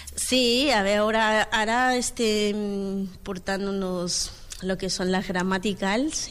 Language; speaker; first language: Catalan; non-native, learner; Spanish